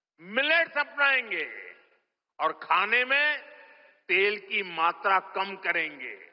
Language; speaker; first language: Hindi; non-native, local second language; Gujarati